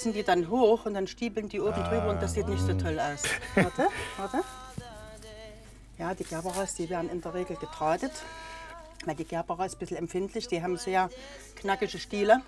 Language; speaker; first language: German; native; German